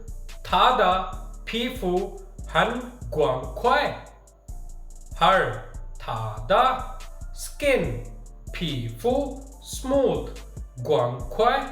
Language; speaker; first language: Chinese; non-native, fluent; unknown